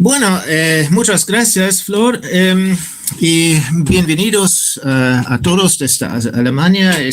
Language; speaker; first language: Spanish; non-native, fluent; German